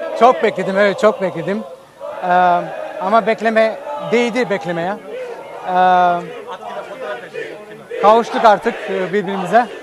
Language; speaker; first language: Turkish; early bilingual, heritage; Turkish